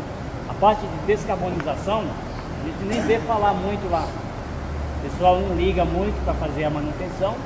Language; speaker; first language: Portuguese; native; Portuguese